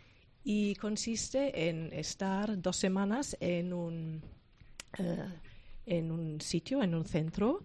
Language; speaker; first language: Spanish; non-native, fluent; German